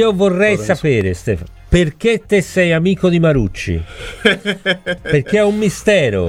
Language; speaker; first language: Italian; native; Italian